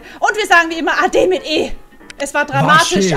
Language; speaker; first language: German; native; German